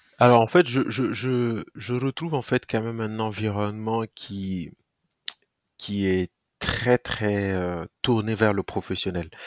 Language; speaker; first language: French; non-native, local second language; Mossi